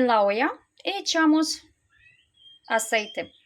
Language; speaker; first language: Spanish; non-native, learner; Ukrainian